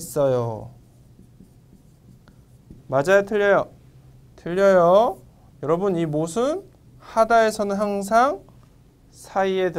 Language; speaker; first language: Korean; non-native, fluent; Vietnamese